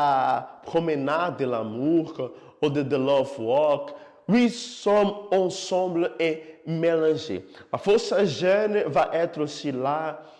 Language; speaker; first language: French; non-native, fluent; Portuguese